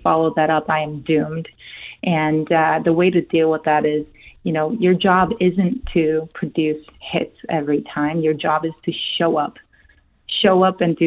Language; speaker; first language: English; non-native, fluent; Korean